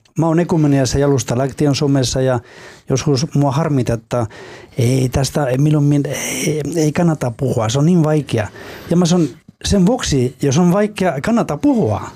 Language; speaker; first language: Finnish; non-native, fluent; Spanish